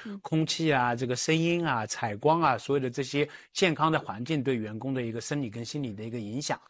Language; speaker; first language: Chinese; native; Chinese